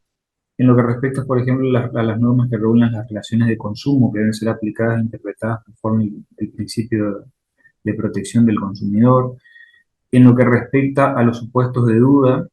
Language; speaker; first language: Spanish; native; Spanish